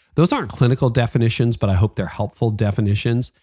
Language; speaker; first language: English; native; English